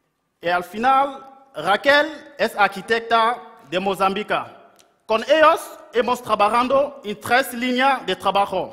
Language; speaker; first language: Spanish; non-native, local second language; French